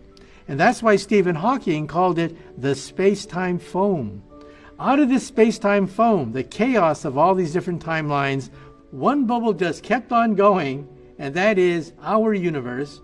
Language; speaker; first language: English; native; English